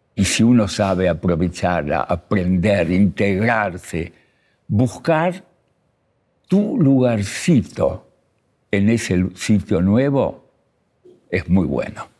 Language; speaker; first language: Spanish; early bilingual, other home language; Russian